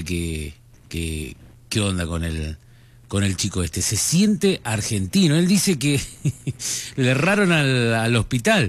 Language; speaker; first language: Spanish; native; Spanish